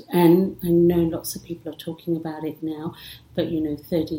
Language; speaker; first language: English; early bilingual, other home language; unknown